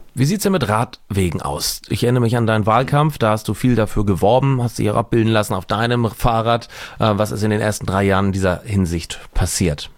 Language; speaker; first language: German; native; German